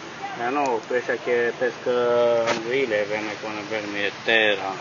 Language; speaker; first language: Italian; non-native, learner; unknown